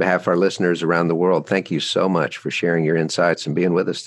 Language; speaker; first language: English; native; English